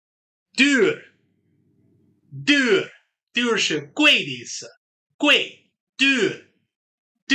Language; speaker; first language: Dutch; non-native, fluent; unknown